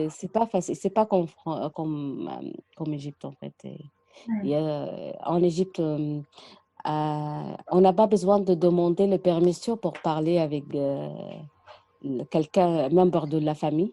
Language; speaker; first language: French; non-native, learner; Arabic